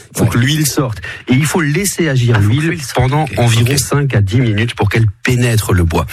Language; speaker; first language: French; native; French